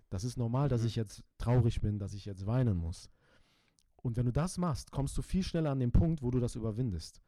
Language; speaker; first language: German; early bilingual, other home language; Turkish